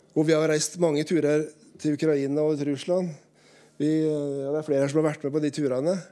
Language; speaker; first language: Norwegian; native; Norwegian